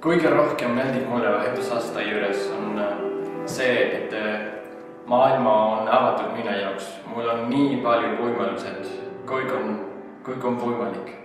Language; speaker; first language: Estonian; non-native, learner; Spanish